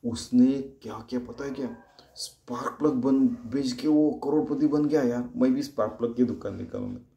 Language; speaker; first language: Hindi; non-native, local second language; Marathi